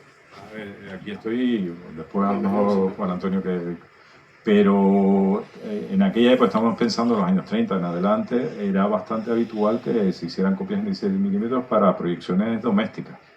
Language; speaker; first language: Spanish; native; Spanish